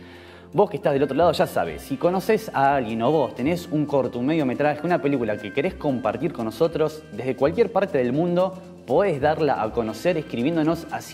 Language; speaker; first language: Spanish; native; Spanish